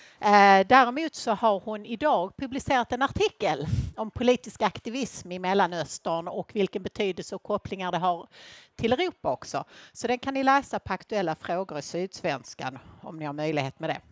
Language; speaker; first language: Swedish; native; Swedish